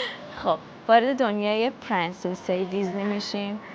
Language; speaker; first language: Persian; native; Persian